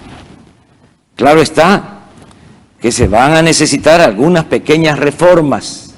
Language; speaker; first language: Spanish; native; Spanish